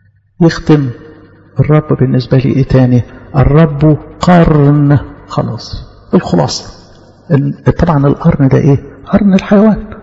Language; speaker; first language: Arabic; native; Arabic